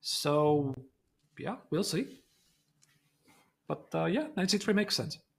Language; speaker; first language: English; non-native, fluent; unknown